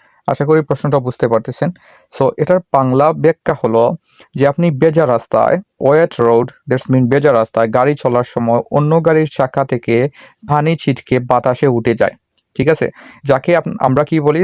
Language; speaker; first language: Bangla; non-native, local second language; Sylheti